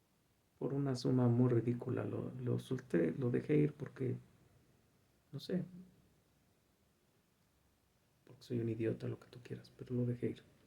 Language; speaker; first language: Spanish; native; Spanish